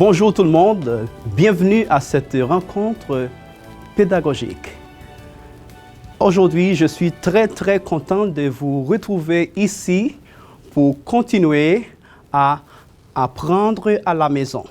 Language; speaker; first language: French; non-native, fluent; Spanish